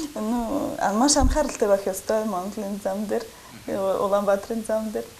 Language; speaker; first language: Mongolian; non-native, learner; Russian